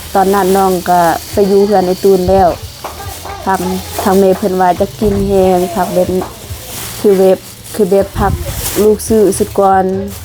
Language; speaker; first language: Lao; native; Lao